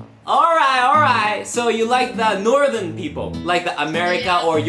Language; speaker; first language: English; non-native, learner; Japanese